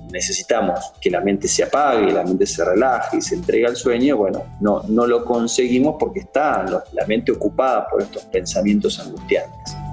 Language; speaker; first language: Spanish; native; Spanish